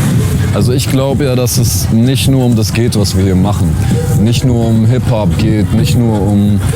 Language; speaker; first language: German; native; German